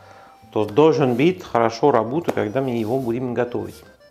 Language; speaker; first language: Russian; non-native, learner; French